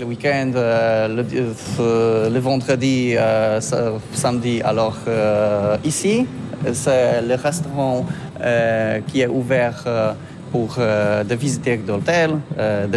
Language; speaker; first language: French; non-native, fluent; Polish